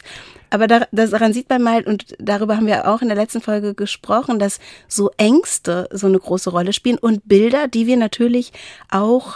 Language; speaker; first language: German; native; German